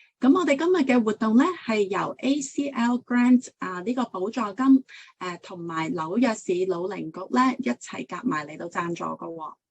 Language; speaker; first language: Cantonese; early bilingual, heritage; Cantonese